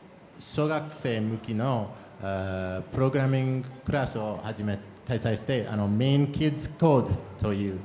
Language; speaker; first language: Japanese; non-native, fluent; English